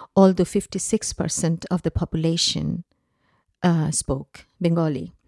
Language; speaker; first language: English; non-native, local second language; Bangla